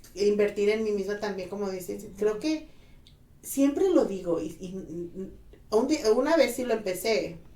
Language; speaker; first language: Spanish; early bilingual, heritage; Spanish